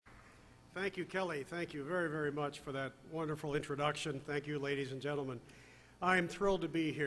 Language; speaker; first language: English; native; English